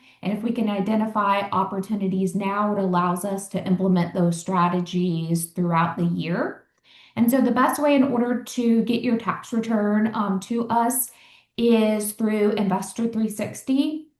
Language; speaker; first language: English; native; English